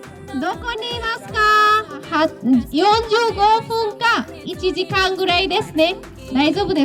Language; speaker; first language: Japanese; non-native, fluent; Nepali